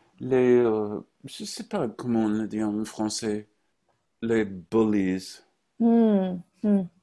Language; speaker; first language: French; non-native, fluent; English